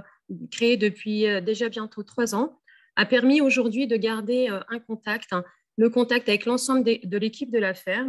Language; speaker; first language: French; native; French